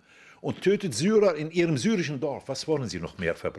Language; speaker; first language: German; non-native, fluent; Arabic